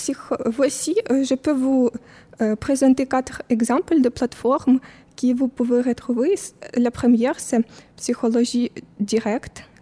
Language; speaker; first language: French; non-native, fluent; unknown